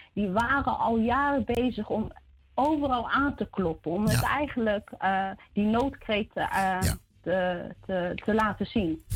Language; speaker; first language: Dutch; early bilingual, other home language; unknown